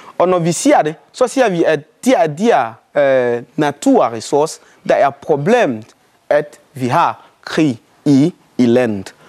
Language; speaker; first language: Danish; non-native, fluent; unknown